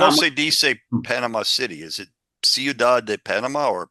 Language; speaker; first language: Spanish; non-native, learner; English